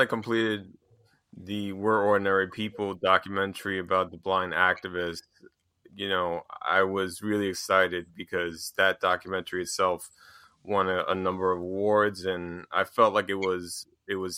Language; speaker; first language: English; native; English